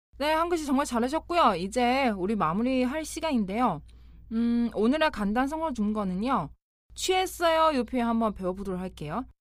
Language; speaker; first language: Korean; non-native, fluent; Chinese